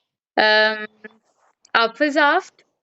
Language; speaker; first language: German; non-native, fluent; Urdu